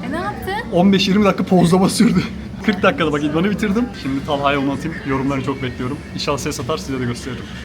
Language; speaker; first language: Turkish; native; Turkish